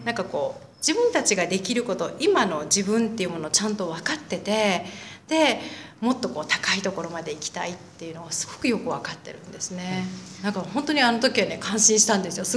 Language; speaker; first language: Japanese; native; Japanese